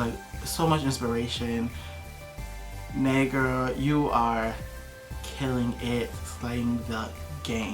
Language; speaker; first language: English; native; English